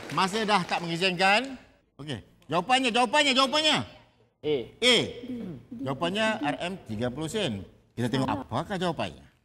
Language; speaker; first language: Malay; native; Malay